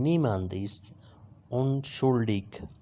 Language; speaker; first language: German; non-native, learner; Urdu